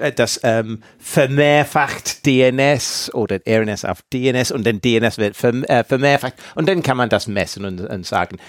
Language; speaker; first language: German; non-native, fluent; English